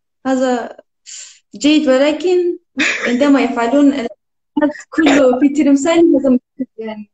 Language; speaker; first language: Arabic; non-native, learner; Turkish